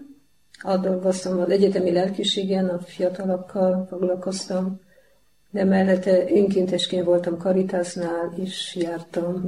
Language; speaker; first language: Hungarian; non-native, fluent; Polish